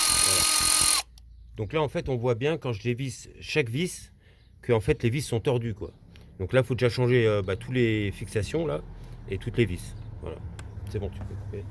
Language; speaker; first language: French; native; French